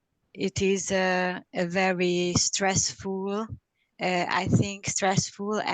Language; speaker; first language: English; non-native, learner; Hungarian